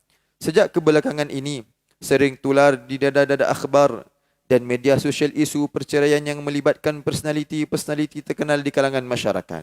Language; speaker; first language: Malay; native; Malay